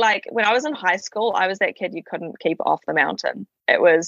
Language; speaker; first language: English; native; English